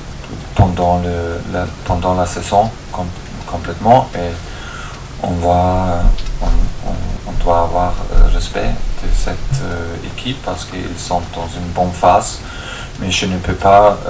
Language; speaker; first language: French; non-native, fluent; German